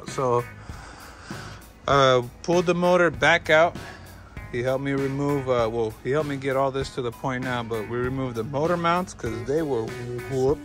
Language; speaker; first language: English; native; English